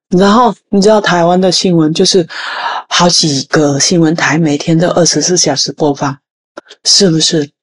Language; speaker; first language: Chinese; non-native, fluent; Vietnamese